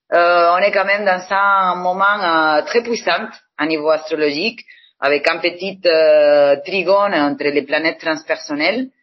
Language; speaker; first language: French; non-native, fluent; Spanish